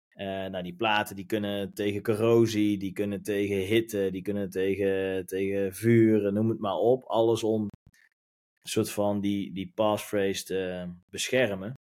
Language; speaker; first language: Dutch; native; Dutch